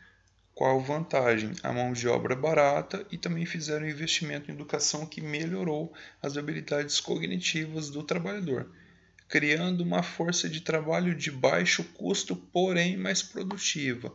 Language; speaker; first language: Portuguese; native; Portuguese